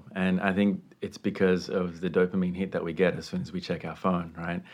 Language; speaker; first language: English; non-native, local second language; Sinhala